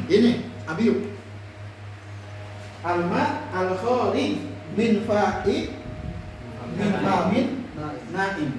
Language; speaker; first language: Arabic; non-native, fluent; Indonesian